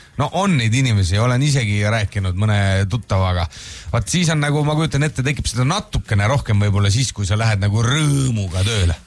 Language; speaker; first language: Estonian; native; Estonian